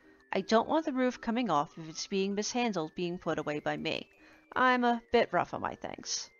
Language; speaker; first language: English; native; English